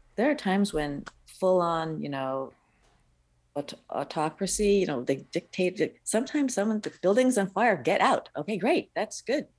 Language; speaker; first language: English; early bilingual, other home language; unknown